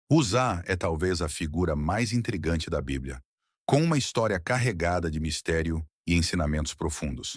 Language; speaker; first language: Portuguese; native; Portuguese